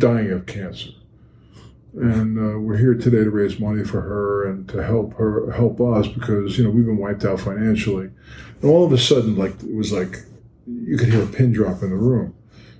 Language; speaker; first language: English; native; English